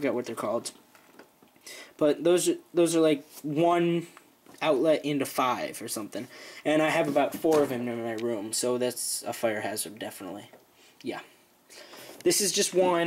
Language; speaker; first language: English; native; English